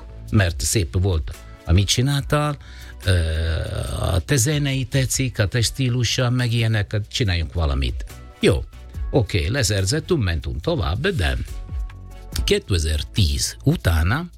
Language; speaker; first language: Hungarian; non-native, learner; Italian